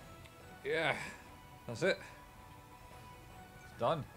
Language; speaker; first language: English; native; English